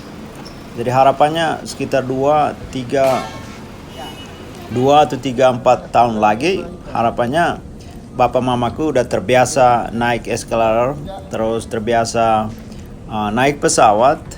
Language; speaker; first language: Indonesian; non-native, local second language; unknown